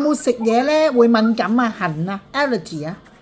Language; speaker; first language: Cantonese; native; Cantonese